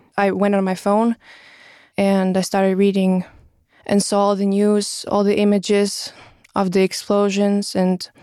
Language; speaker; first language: English; non-native, fluent; Russian